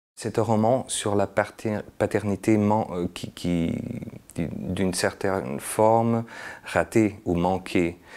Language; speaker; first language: French; non-native, fluent; Portuguese